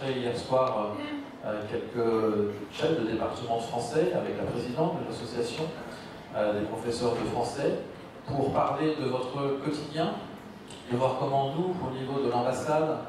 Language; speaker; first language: French; native; French